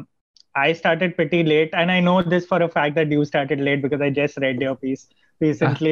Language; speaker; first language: English; non-native, local second language; Gujarati